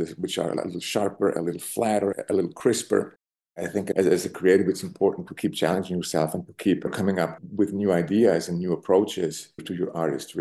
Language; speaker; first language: English; non-native, fluent; Italian